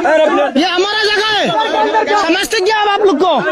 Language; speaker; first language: Hindi; non-native, learner; Bangla